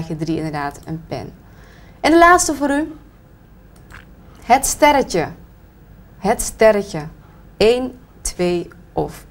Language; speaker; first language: Dutch; native; Dutch